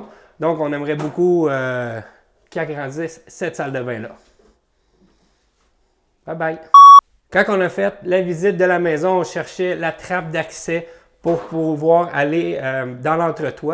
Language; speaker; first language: French; native; French